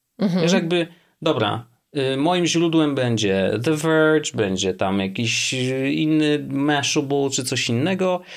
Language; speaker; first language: Polish; native; Polish